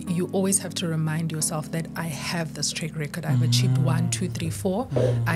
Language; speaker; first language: English; non-native, local second language; Zulu